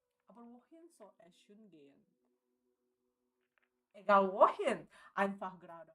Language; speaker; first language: German; non-native, learner; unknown